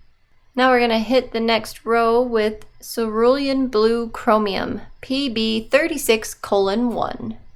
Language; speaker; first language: English; native; English